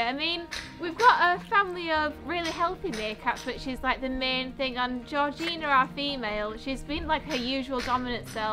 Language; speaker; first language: English; native; English